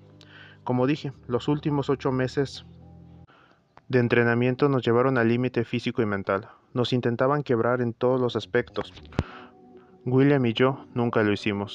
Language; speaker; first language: Spanish; native; Spanish